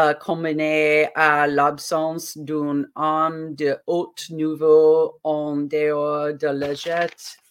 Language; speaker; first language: French; non-native, learner; English